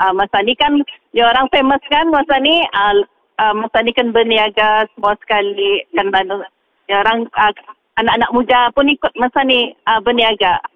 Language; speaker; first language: Malay; native; Malay